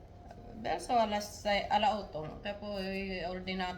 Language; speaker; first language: Italian; non-native, learner; Filipino